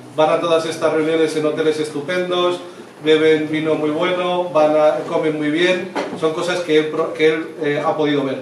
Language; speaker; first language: Spanish; native; Spanish